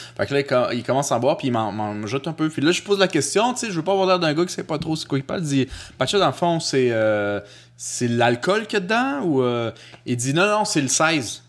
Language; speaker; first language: French; early bilingual, other home language; Spanish